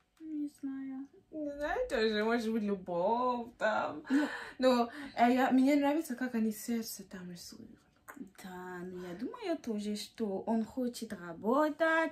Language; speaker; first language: Russian; non-native, learner; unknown